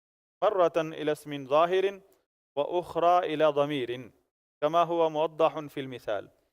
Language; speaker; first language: Arabic; non-native, fluent; Urdu